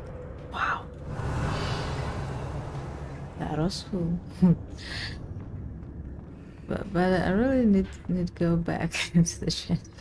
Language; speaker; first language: English; non-native, learner; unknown